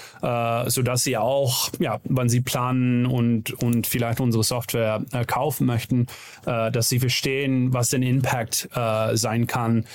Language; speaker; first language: German; non-native, learner; Dutch